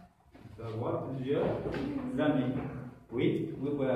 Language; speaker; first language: French; non-native, local second language; Kabyle